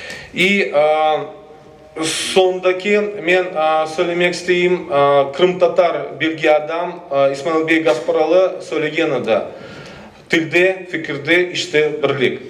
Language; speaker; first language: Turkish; non-native, learner; Crimean Tatar